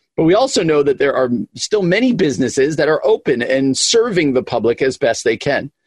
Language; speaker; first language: English; native; English